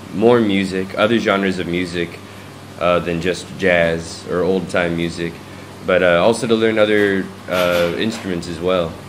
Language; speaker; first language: English; native; English